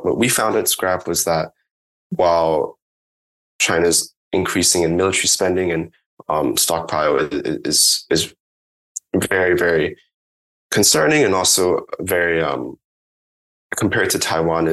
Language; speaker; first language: English; non-native, local second language; Cantonese